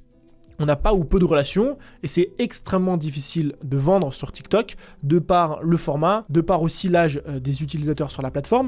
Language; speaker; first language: French; native; French